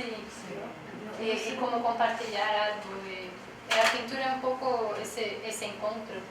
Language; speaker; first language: Spanish; non-native, learner; Portuguese